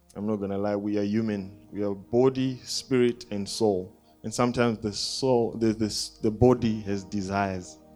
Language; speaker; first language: English; non-native, local second language; Shona